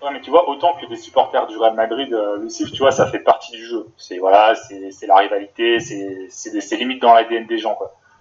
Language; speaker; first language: French; native; French